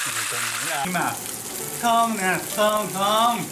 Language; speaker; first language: Vietnamese; non-native, learner; Japanese